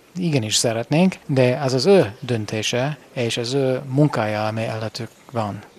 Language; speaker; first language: Hungarian; non-native, fluent; English